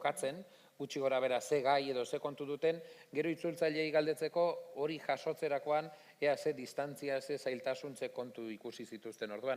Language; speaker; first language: Basque; native; Basque